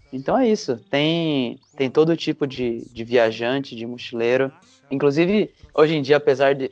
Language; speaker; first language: Portuguese; native; Portuguese